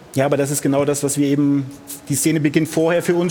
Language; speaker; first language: German; native; German